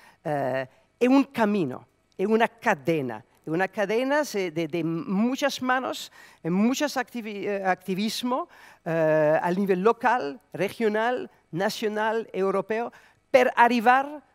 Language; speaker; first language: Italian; non-native, learner; Serbian